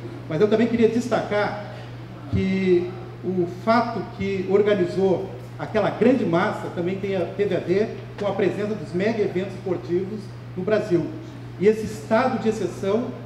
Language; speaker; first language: Portuguese; native; Portuguese